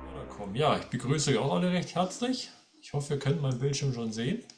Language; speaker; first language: German; native; German